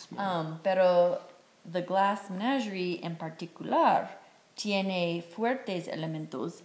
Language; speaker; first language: Spanish; non-native, fluent; English